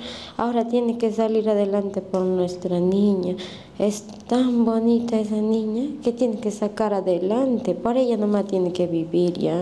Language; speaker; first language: Spanish; native; Spanish